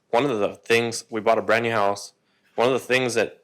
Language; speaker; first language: English; native; English